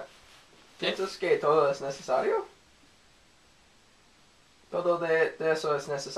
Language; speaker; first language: Spanish; non-native, learner; English